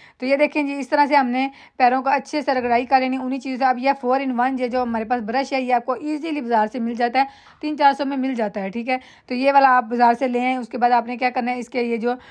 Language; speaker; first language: Urdu; non-native, local second language; Punjabi